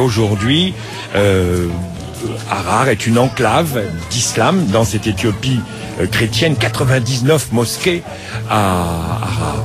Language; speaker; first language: French; native; French